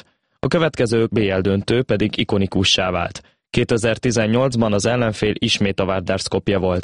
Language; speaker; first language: Hungarian; native; Hungarian